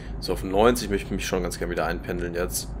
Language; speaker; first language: German; native; German